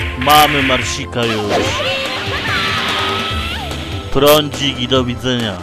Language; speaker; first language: Polish; native; Polish